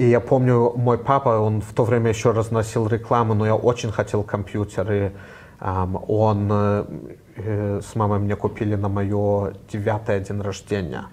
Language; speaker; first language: Russian; early bilingual, heritage; Russian